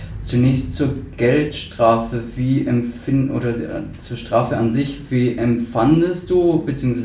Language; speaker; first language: German; native; German